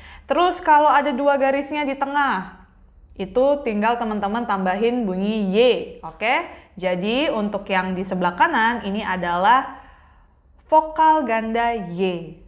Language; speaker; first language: Indonesian; native; Indonesian